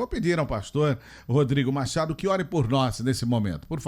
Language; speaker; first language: Portuguese; native; Portuguese